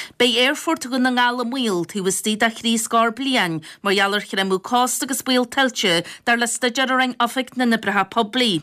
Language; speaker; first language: Irish; native; Irish